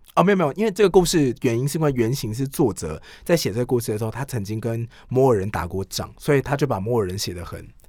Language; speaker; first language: Chinese; native; Chinese